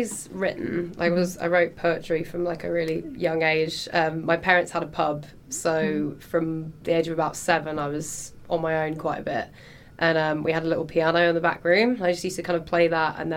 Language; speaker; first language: English; native; English